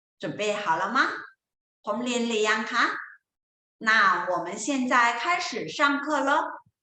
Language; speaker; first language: Chinese; non-native, fluent; Thai